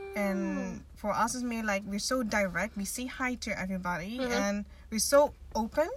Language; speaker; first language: English; non-native, fluent; Dutch